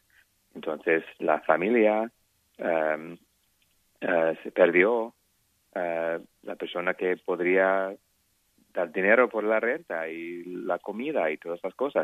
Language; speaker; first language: Spanish; non-native, learner; English